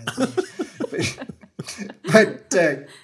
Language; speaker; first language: English; native; English